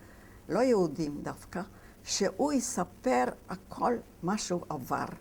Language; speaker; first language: Hebrew; non-native, fluent; Yiddish